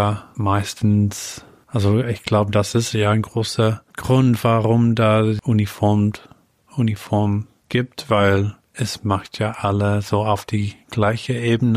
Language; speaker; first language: German; non-native, fluent; English